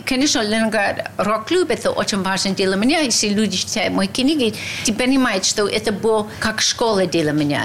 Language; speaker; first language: Russian; non-native, learner; English